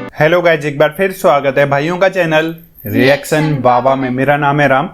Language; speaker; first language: Hindi; native; Hindi